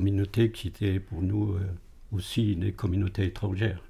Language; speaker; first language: French; early bilingual, other home language; Arabic